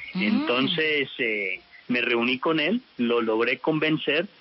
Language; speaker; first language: Spanish; early bilingual, heritage; Spanish